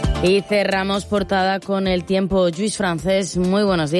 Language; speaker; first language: Spanish; native; Spanish